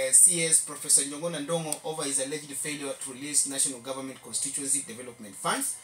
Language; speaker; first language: English; non-native, local second language; Swahili